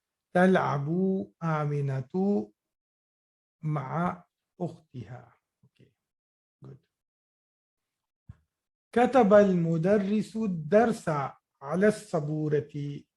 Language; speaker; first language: Arabic; non-native, fluent; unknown